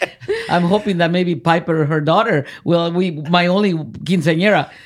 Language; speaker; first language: English; early bilingual, other home language; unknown